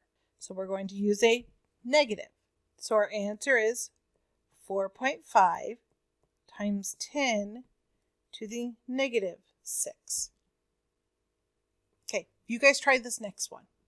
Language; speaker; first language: English; native; English